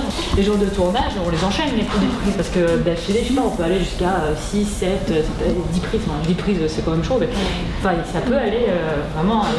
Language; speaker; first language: French; native; French